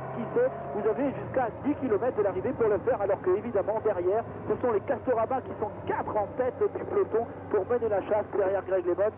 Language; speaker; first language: French; native; French